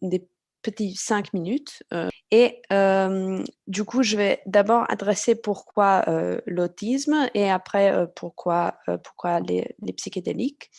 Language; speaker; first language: French; non-native, fluent; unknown